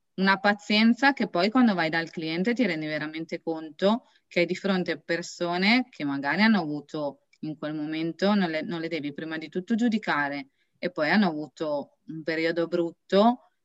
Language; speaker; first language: Italian; native; Italian